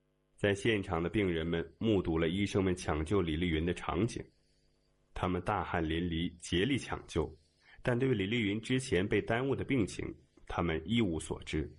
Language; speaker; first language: Chinese; native; Chinese